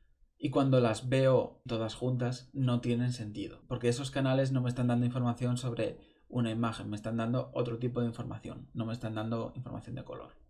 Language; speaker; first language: Spanish; native; Spanish